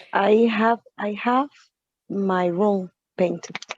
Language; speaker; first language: English; non-native, learner; Spanish